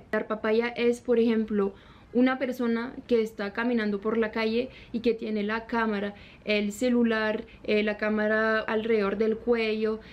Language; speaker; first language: Spanish; non-native, fluent; French